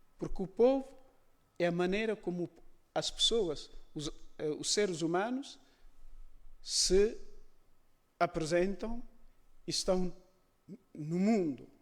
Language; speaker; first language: Portuguese; non-native, local second language; Upper Guinea Crioulo